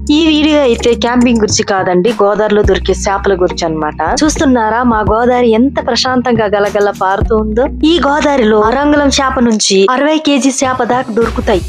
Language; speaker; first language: Telugu; non-native, local second language; Koya